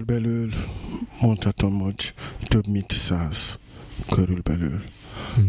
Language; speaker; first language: Hungarian; non-native, fluent; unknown